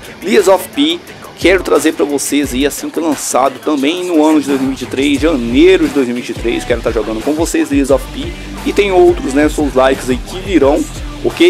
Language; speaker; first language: Portuguese; native; Portuguese